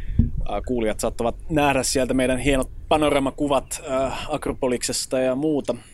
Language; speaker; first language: Finnish; early bilingual, other home language; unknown